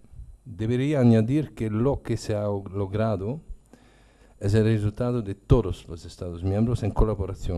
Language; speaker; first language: Spanish; non-native, fluent; Dutch